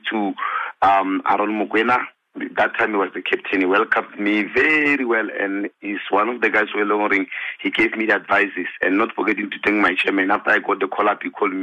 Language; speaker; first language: English; non-native, local second language; Northern Sotho